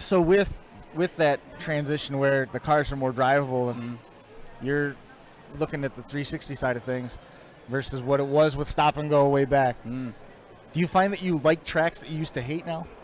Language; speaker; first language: English; native; English